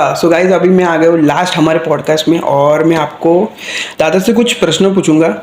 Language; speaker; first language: Hindi; non-native, local second language; Marathi